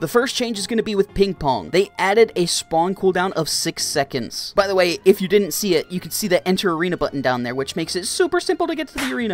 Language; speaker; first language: English; native; English